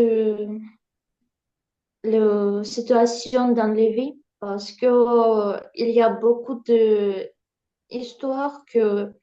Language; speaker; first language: French; non-native, learner; Ukrainian